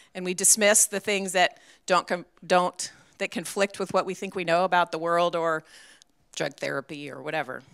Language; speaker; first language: English; native; English